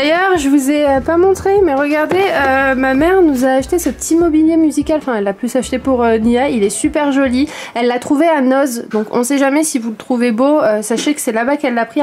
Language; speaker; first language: French; native; French